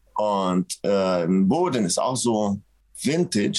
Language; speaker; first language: German; non-native, fluent; Arabic